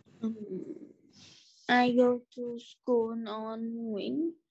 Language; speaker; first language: English; non-native, learner; Vietnamese